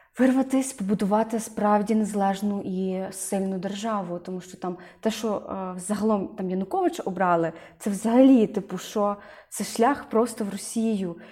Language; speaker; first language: Ukrainian; native; Ukrainian